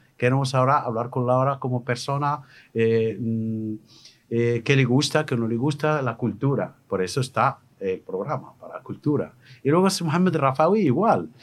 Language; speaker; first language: Spanish; non-native, fluent; Arabic